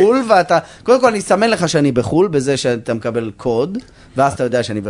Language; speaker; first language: Hebrew; native; Hebrew